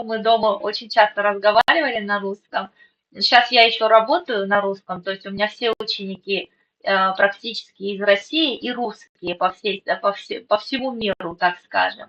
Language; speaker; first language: Russian; non-native, local second language; Armenian